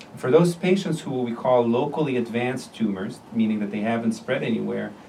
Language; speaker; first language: English; non-native, fluent; Arabic